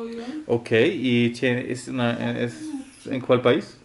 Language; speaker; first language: Spanish; non-native, learner; English